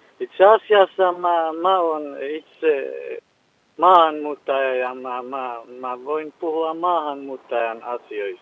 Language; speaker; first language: Finnish; non-native, learner; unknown